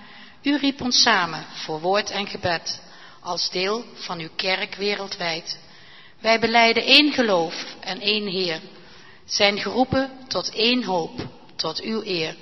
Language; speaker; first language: Dutch; native; Dutch